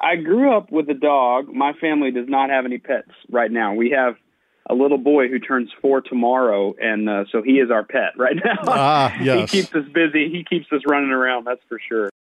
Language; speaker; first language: English; native; English